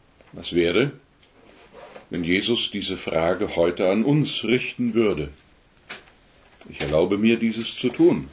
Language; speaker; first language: German; native; German